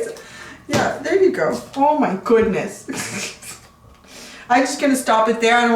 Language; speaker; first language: English; native; English